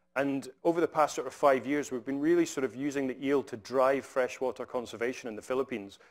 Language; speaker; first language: English; native; English